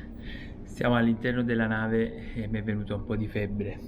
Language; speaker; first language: Italian; native; Italian